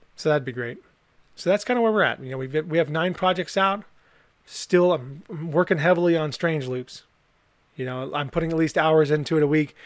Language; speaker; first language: English; native; English